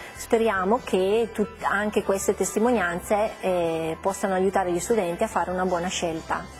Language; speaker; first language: Italian; native; Italian